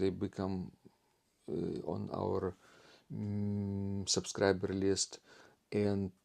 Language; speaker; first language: English; non-native, fluent; Lithuanian